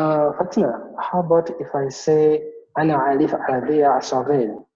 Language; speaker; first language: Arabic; non-native, learner; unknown